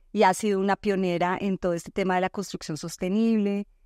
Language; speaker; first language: Spanish; native; Spanish